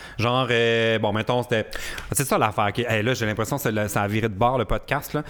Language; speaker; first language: French; native; French